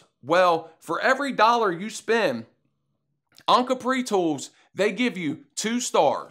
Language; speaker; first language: English; native; English